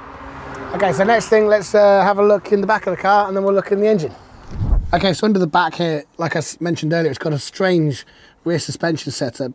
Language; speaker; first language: English; native; English